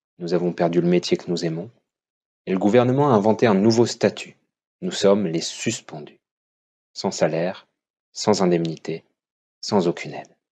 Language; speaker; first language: French; native; French